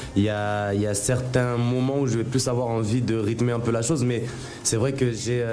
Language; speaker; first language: French; native; French